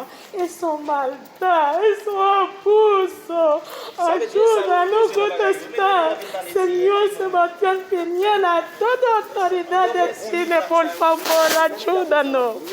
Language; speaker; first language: Spanish; non-native, learner; Haitian Creole